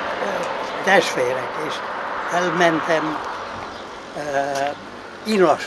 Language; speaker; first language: Hungarian; non-native, local second language; Romanian